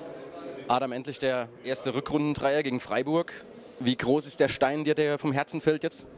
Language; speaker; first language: German; native; German